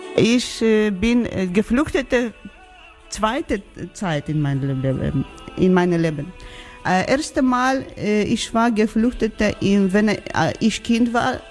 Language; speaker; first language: German; non-native, learner; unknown